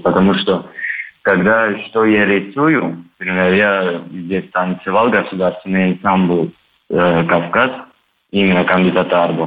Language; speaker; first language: Russian; non-native, learner; Turkish